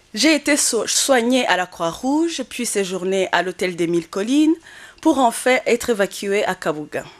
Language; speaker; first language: French; non-native, local second language; Kinyarwanda